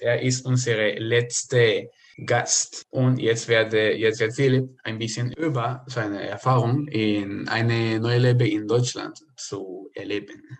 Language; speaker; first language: German; non-native, learner; Spanish